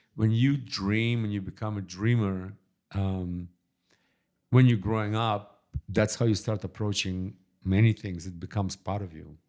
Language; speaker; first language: English; early bilingual, other home language; Russian